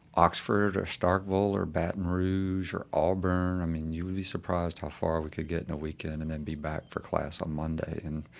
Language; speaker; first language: English; native; English